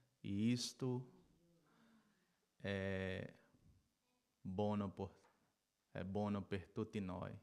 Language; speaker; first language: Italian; non-native, learner; Portuguese